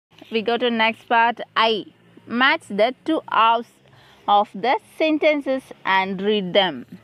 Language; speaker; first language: English; non-native, local second language; Tamil